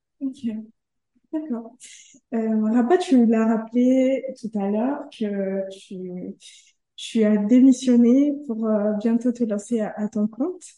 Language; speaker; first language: French; non-native, local second language; Ngazidja Comorian